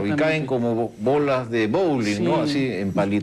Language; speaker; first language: Spanish; native; Spanish